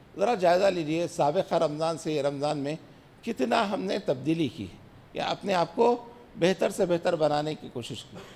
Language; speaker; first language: Urdu; native; Urdu